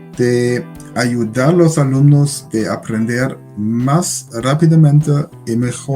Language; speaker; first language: Spanish; non-native, learner; German